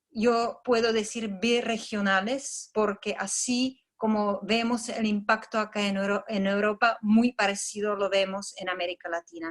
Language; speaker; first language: Spanish; non-native, fluent; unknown